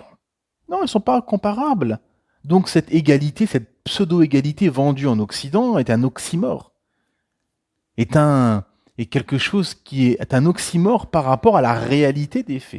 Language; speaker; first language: French; native; French